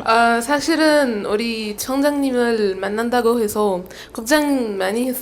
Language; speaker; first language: Korean; non-native, learner; Arabic